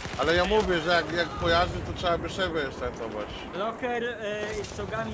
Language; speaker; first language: Polish; native; Polish